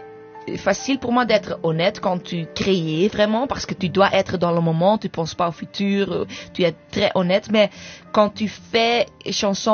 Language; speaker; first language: French; non-native, learner; English